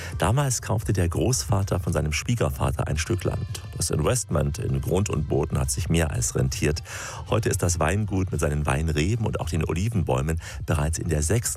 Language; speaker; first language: German; native; German